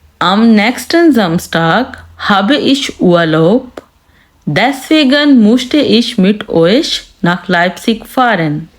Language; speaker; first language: German; non-native, fluent; Urdu